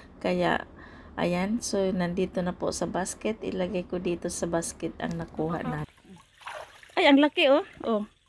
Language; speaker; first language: Filipino; non-native, local second language; Cebuano